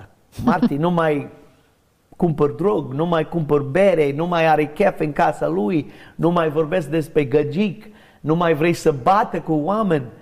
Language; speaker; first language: Romanian; non-native, learner; English